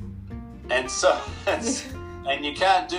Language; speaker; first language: English; native; English